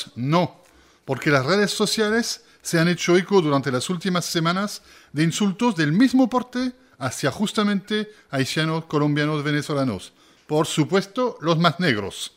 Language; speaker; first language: Spanish; native; Spanish